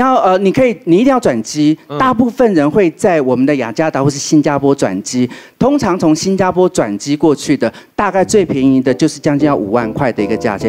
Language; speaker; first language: Chinese; native; Chinese